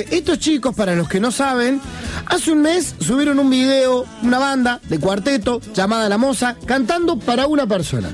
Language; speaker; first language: Spanish; native; Spanish